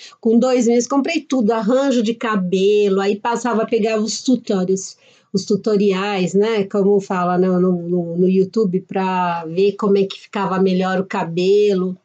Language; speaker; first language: Portuguese; native; Portuguese